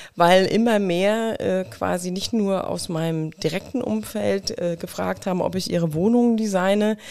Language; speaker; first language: German; native; German